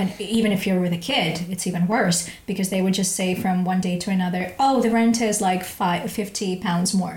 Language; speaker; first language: English; non-native, fluent; Russian